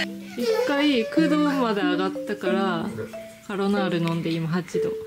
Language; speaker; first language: Japanese; native; Japanese